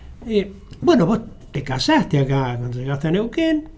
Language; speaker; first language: Spanish; native; Spanish